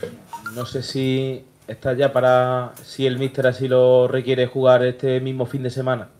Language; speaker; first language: Spanish; native; Spanish